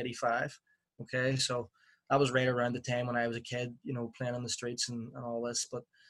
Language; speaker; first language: English; native; English